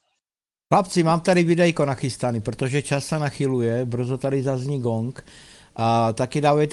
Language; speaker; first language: Czech; native; Czech